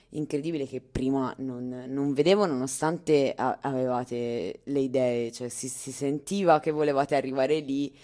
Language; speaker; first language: Italian; native; Italian